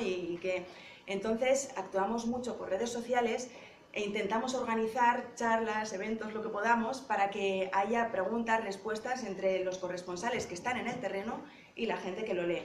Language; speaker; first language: Spanish; native; Spanish